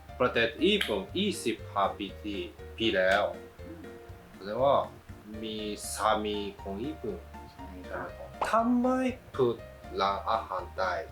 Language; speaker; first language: Thai; non-native, learner; Japanese